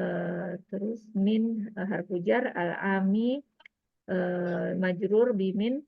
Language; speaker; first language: Arabic; non-native, learner; Indonesian